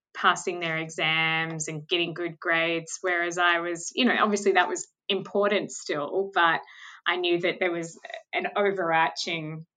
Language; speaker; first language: English; native; English